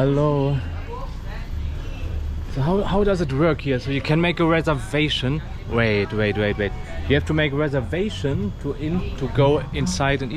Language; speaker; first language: English; non-native, fluent; German